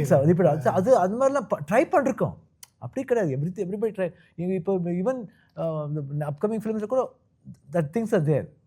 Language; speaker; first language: Tamil; non-native, local second language; Kannada